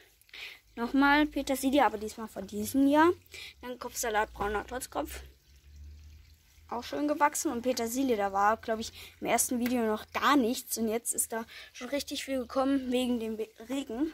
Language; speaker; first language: German; native; German